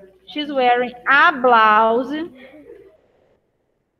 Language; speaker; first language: English; non-native, fluent; Portuguese